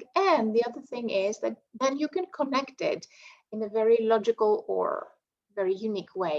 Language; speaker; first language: English; non-native, fluent; Greek